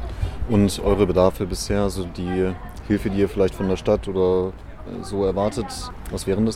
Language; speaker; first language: German; native; German